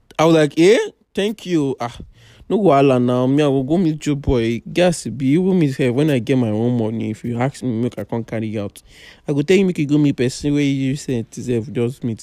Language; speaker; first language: English; non-native, local second language; Yoruba